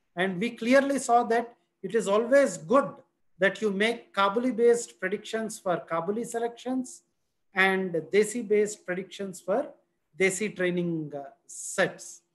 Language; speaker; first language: English; non-native, local second language; Telugu